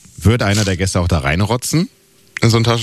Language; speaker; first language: German; native; German